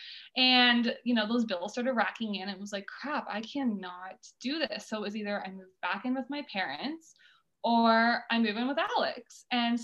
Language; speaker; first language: English; native; English